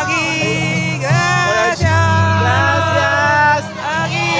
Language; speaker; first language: Spanish; non-native, learner; Filipino